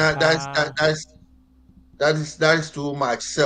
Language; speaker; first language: English; non-native, local second language; Akan